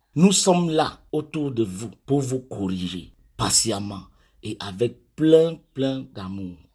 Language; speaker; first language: French; non-native, local second language; English